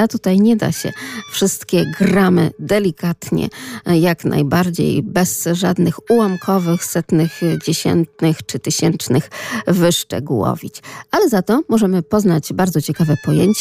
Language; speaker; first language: Polish; native; Polish